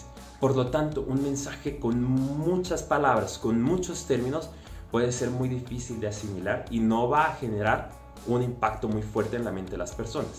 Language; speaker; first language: Spanish; native; Spanish